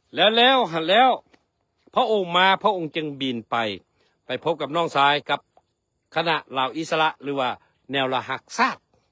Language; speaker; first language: Lao; non-native, local second language; Hmong